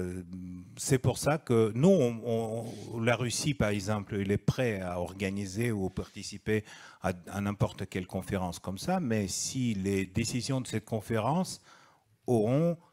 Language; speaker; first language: French; non-native, fluent; Russian